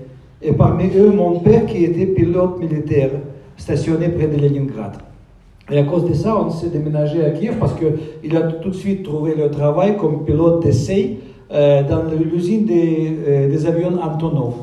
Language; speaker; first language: French; non-native, fluent; Russian